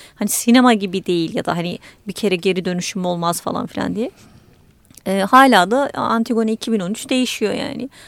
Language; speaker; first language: Turkish; native; Turkish